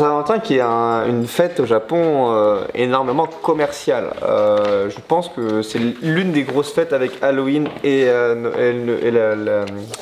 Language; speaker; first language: French; native; French